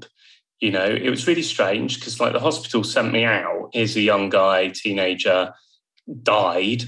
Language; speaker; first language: English; native; English